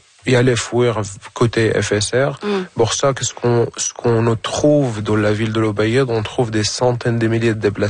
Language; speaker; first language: French; non-native, fluent; Arabic